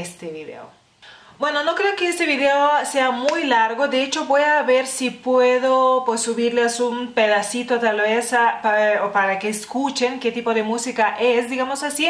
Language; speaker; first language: Spanish; non-native, fluent; Lithuanian